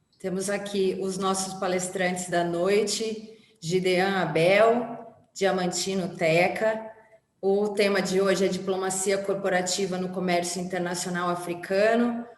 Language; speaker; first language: Portuguese; native; Portuguese